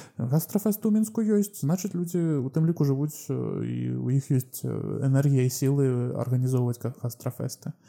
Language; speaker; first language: Belarusian; non-native, local second language; Russian